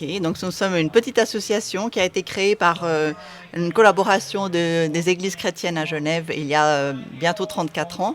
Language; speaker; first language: French; native; French